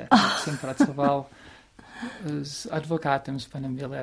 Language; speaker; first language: Czech; early bilingual, heritage; Czech